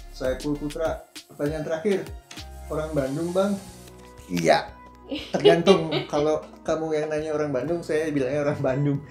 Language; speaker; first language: Indonesian; native; Indonesian